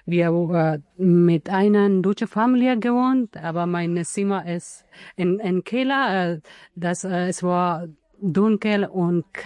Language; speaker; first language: German; non-native, learner; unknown